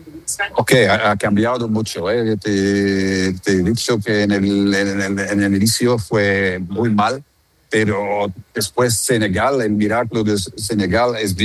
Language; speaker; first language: Spanish; non-native, fluent; Dutch